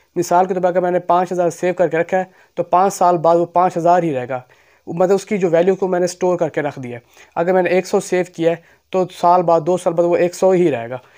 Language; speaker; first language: Urdu; non-native, local second language; Punjabi